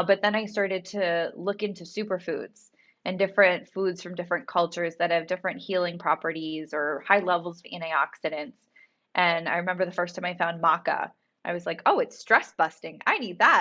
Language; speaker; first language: English; native; English